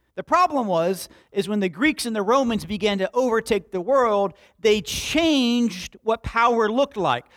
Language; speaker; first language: English; native; English